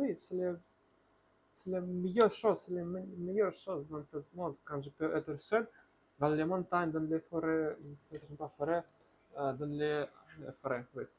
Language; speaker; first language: French; non-native, learner; Russian